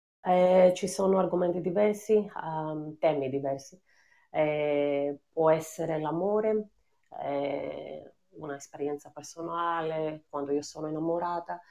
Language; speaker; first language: Italian; non-native, fluent; Greek